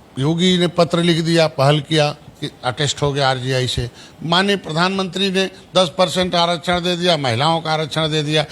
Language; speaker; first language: Hindi; native; Hindi